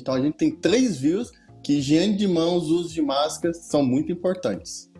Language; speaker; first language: Portuguese; native; Portuguese